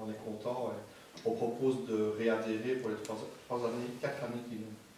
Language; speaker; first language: French; native; French